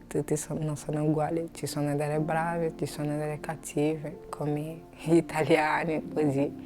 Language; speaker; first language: Italian; non-native, learner; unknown